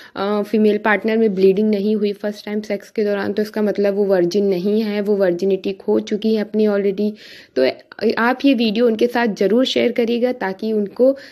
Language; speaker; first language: Hindi; native; Hindi